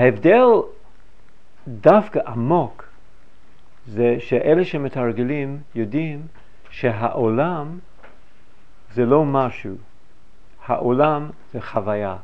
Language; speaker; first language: Hebrew; non-native, fluent; English